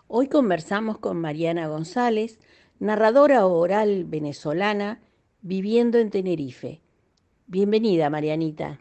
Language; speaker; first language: Spanish; native; Spanish